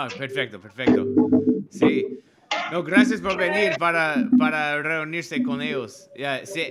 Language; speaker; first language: Spanish; non-native, learner; English